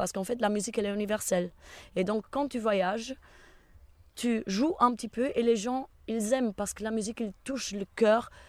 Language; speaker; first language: French; non-native, fluent; Portuguese